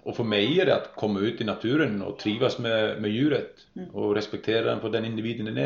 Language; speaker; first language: Swedish; non-native, fluent; Icelandic